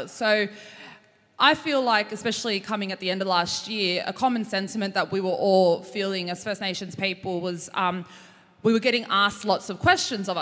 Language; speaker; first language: English; native; English